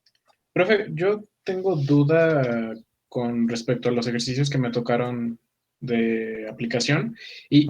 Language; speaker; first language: Spanish; native; Spanish